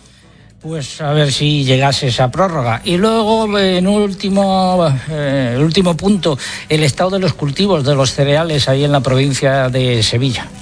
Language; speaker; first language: Spanish; native; Spanish